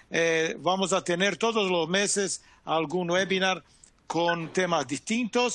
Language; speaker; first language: Spanish; non-native, fluent; Portuguese